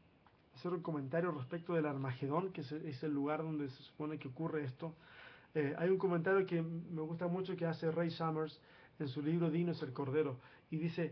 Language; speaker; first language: Spanish; native; Spanish